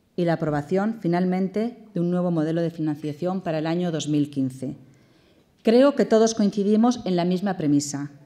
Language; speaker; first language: Spanish; native; Spanish